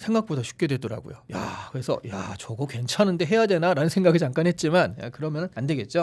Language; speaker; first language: Korean; native; Korean